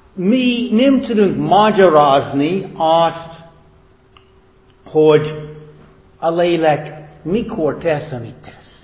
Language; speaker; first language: Hungarian; non-native, fluent; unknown